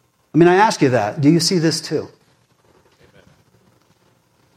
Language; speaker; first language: English; native; English